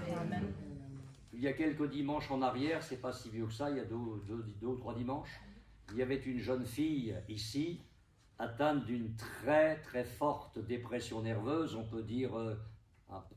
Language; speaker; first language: French; native; French